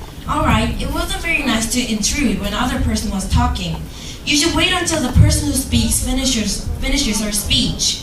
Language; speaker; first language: English; non-native, fluent; Korean